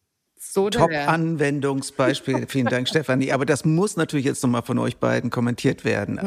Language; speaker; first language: German; native; German